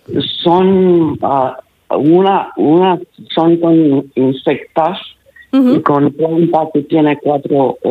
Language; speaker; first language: Spanish; non-native, learner; Italian